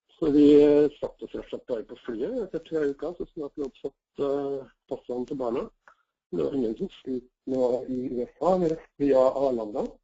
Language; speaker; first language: Norwegian; native; Norwegian